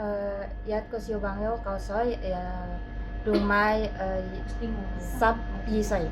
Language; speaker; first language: Cantonese; non-native, learner; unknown